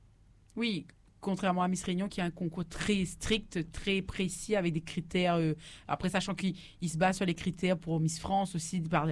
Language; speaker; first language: French; native; French